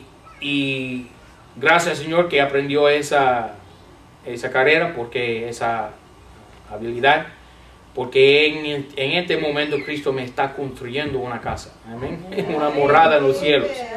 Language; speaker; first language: Spanish; non-native, fluent; English